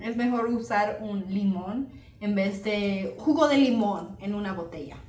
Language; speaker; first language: Spanish; early bilingual, heritage; Spanish